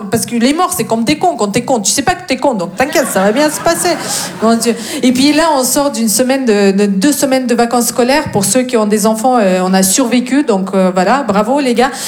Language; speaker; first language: French; non-native, fluent; Russian